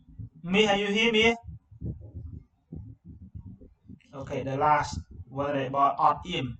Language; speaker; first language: English; non-native, learner; Khmer